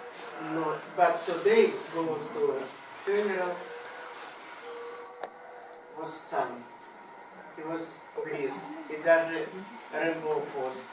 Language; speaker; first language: English; non-native, learner; Russian